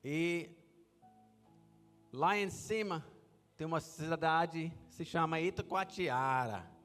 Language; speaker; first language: Portuguese; non-native, fluent; English